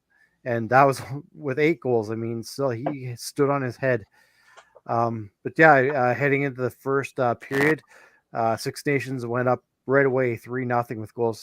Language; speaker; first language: English; native; English